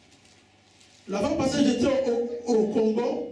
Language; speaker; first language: French; non-native, local second language; Lingala